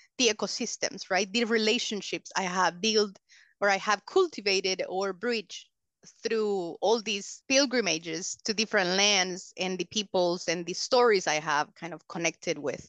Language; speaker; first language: English; non-native, fluent; Spanish